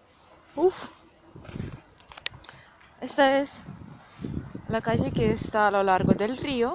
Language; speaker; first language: Spanish; non-native, fluent; Russian